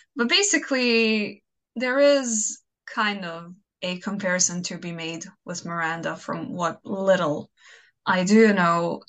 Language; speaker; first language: English; non-native, fluent; Croatian